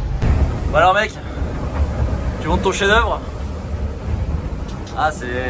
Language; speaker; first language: French; native; French